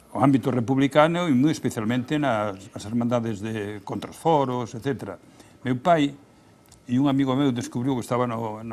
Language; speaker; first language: Galician; native; Galician